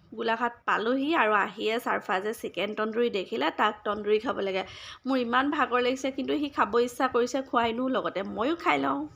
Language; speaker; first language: Assamese; native; Assamese